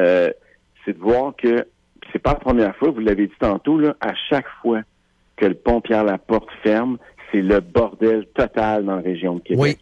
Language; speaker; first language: French; native; French